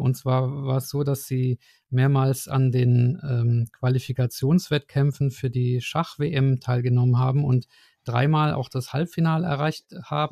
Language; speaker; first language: German; native; German